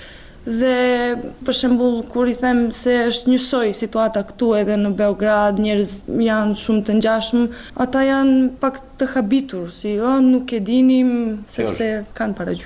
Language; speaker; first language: Albanian; non-native, fluent; Serbian